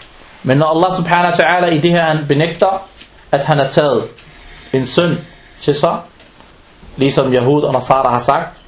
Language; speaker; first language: Danish; non-native, local second language; Arabic